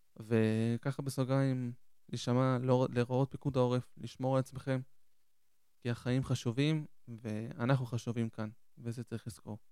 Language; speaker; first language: Hebrew; early bilingual, other home language; Spanish